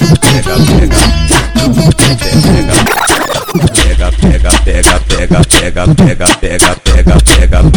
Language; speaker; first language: Portuguese; native; Portuguese